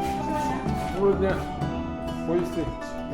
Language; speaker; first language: Ukrainian; non-native, learner; Lithuanian